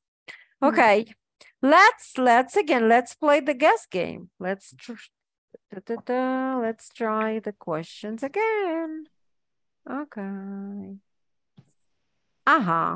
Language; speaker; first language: English; non-native, fluent; Ukrainian